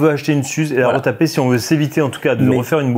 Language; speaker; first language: French; native; French